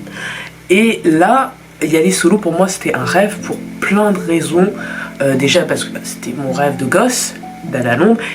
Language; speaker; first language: French; native; French